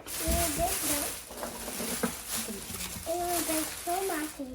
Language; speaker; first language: Dutch; early bilingual, other home language; Filipino